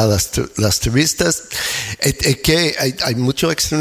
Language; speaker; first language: Spanish; non-native, fluent; English